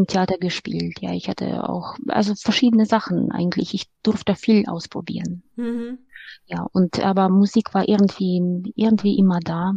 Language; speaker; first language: German; non-native, fluent; Ukrainian